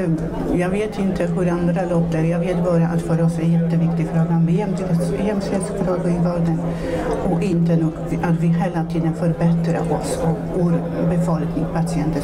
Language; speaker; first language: Swedish; non-native, fluent; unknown